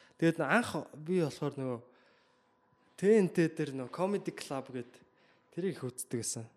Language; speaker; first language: Mongolian; native; Mongolian